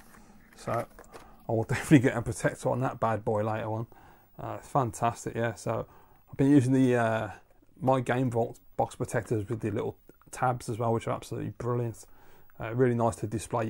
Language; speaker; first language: English; native; English